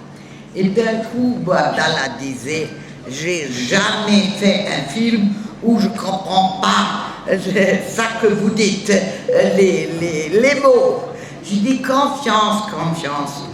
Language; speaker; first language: French; non-native, learner; German